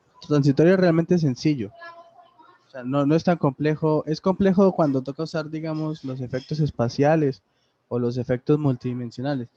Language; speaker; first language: Spanish; native; Spanish